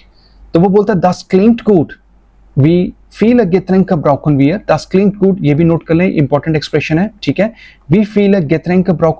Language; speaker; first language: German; non-native, fluent; Hindi